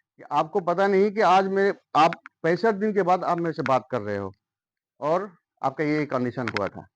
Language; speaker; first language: Hindi; non-native, local second language; Bangla